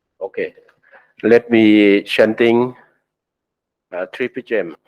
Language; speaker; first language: English; non-native, learner; Thai